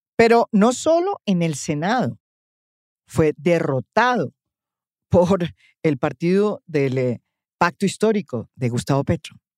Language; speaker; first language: Spanish; native; Spanish